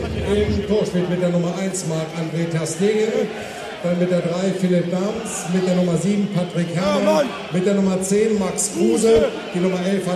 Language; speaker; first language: German; native; German